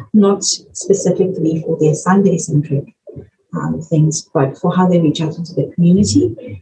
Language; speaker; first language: English; native; English